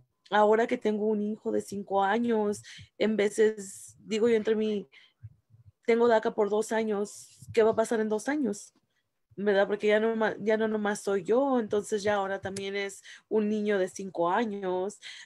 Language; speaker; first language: Spanish; early bilingual, heritage; Spanish